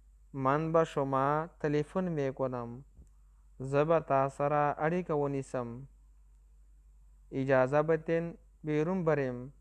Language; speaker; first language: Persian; non-native, local second language; Pashto